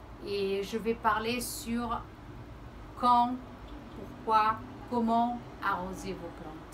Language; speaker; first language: French; early bilingual, heritage; Portuguese